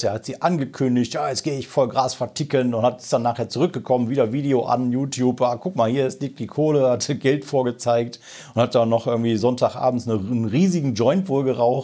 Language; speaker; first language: German; native; German